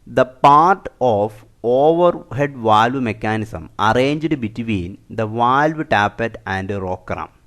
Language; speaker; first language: English; non-native, local second language; Malayalam